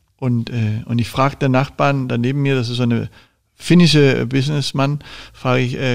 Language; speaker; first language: German; non-native, fluent; Danish